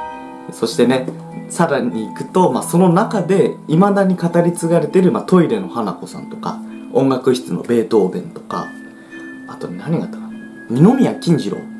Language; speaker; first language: Japanese; native; Japanese